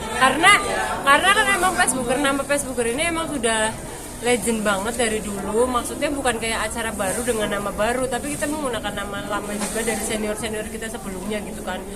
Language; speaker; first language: Indonesian; non-native, local second language; Javanese